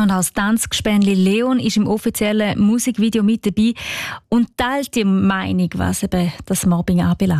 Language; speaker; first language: German; native; German